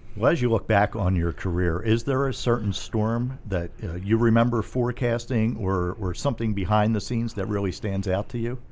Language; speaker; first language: English; native; English